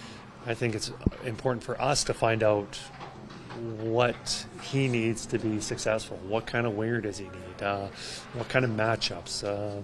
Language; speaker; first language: English; native; English